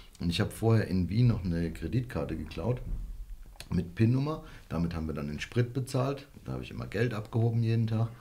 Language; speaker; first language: German; early bilingual, other home language; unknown